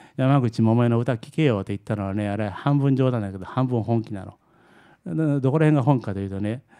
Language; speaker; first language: Japanese; early bilingual, heritage; Japanese